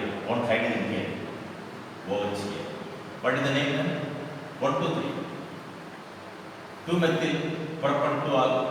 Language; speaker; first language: English; non-native, local second language; Tamil